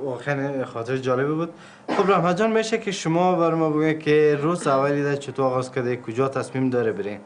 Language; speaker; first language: Persian; native; Persian